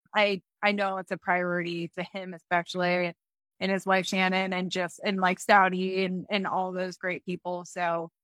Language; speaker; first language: English; native; English